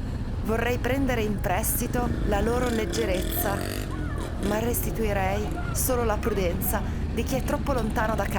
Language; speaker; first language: Italian; native; Italian